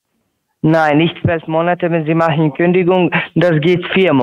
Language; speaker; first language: German; non-native, learner; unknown